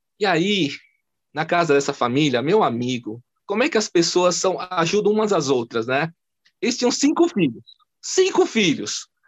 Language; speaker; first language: Portuguese; early bilingual, other home language; Chinese